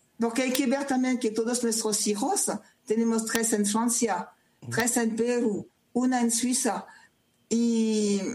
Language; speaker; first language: Spanish; non-native, fluent; French